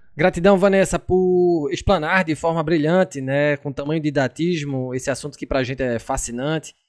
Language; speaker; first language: Portuguese; native; Portuguese